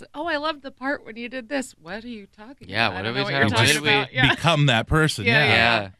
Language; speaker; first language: English; native; English